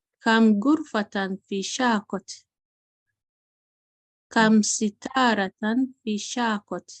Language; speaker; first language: Arabic; non-native, learner; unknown